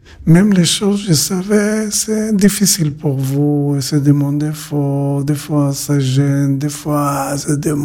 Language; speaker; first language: French; non-native, learner; Hebrew